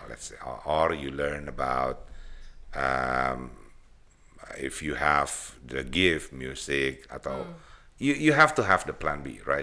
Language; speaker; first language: English; non-native, fluent; Indonesian